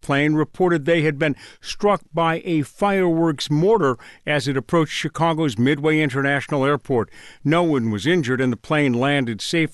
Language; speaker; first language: English; native; English